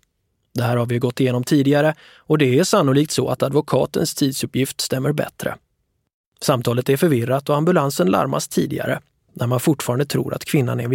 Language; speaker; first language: Swedish; native; Swedish